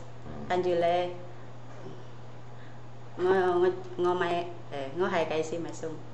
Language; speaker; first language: Cantonese; non-native, learner; Indonesian